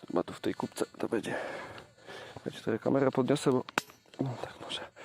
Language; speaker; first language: Polish; native; Polish